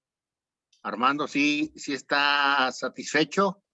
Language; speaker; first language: Spanish; native; Spanish